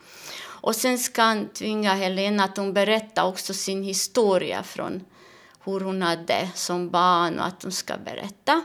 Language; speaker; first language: Swedish; non-native, fluent; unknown